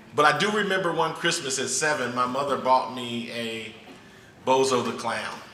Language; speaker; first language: English; native; English